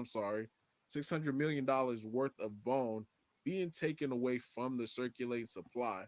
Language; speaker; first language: English; native; English